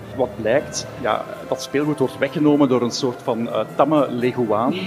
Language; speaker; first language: Dutch; native; Dutch